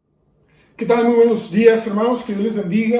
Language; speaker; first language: Spanish; native; Spanish